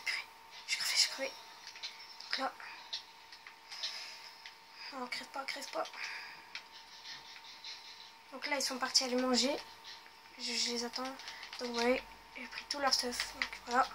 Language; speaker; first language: French; native; French